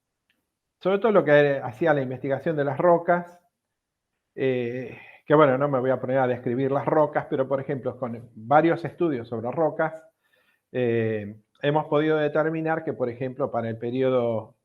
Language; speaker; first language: Spanish; native; Spanish